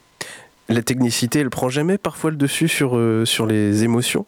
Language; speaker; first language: French; native; French